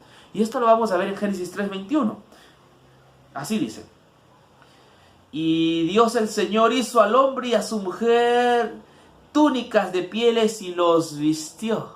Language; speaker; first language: Spanish; native; Spanish